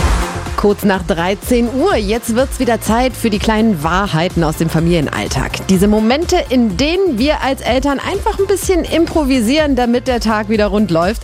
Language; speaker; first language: German; native; German